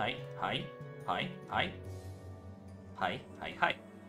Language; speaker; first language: Japanese; non-native, learner; Spanish